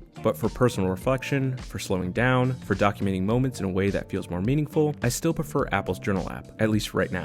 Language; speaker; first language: English; native; English